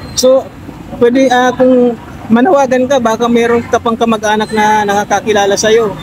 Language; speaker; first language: Filipino; native; Filipino